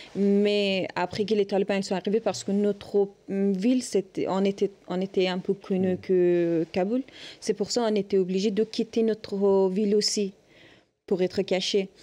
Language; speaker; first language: French; non-native, learner; Persian